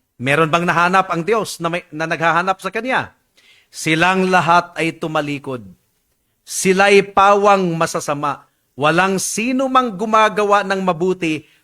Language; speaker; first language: Filipino; non-native, local second language; Cebuano